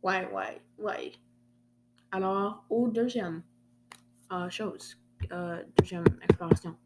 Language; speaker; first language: French; non-native, learner; English